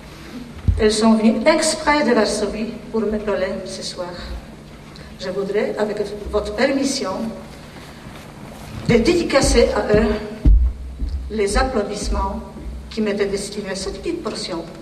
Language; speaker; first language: French; non-native, fluent; Polish